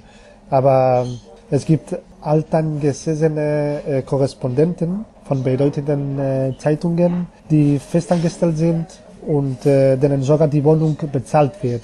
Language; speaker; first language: German; non-native, fluent; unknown